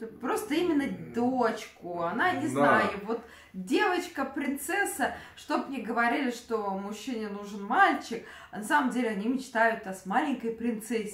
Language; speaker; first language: Russian; native; Russian